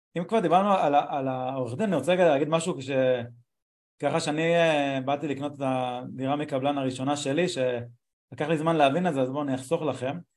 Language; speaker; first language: Hebrew; native; Hebrew